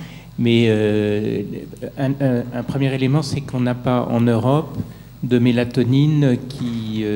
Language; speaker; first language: French; native; French